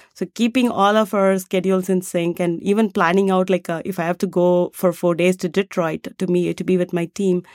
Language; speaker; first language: English; non-native, local second language; Tamil